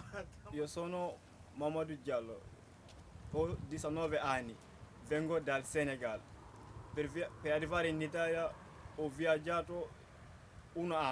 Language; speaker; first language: Italian; non-native, learner; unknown